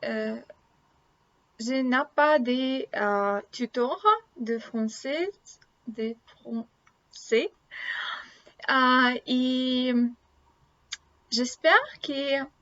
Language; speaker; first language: French; non-native, learner; Russian